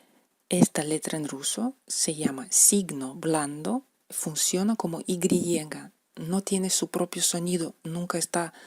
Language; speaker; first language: Spanish; non-native, fluent; Russian